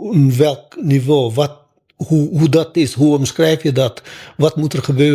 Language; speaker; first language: Dutch; non-native, fluent; Albanian